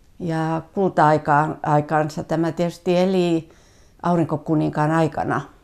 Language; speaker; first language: Finnish; native; Finnish